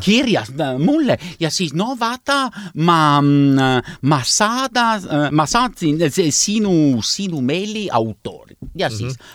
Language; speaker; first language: Estonian; non-native, learner; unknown